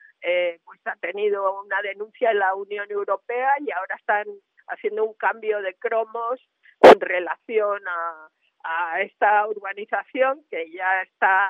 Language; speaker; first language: Spanish; native; Spanish